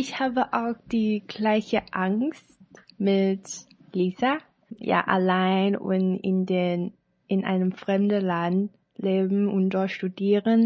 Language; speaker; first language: German; non-native, learner; Chinese